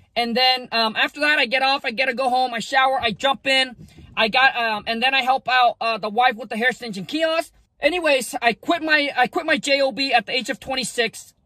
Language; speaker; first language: English; early bilingual, other home language; Vietnamese